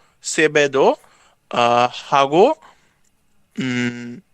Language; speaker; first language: Korean; non-native, learner; Bangla